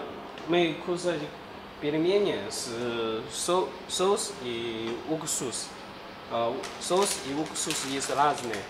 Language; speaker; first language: Russian; non-native, learner; Chinese